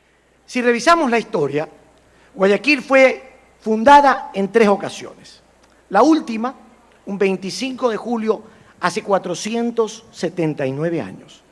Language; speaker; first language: Spanish; native; Spanish